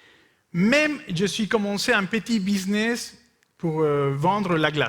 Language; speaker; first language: French; non-native, fluent; Spanish